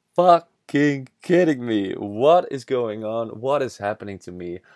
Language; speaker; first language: English; non-native, fluent; Dutch